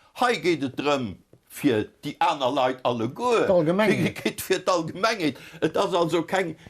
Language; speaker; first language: Luxembourgish; native; Luxembourgish